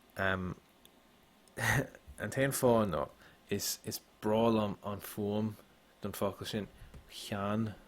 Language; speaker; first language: Irish; non-native, local second language; English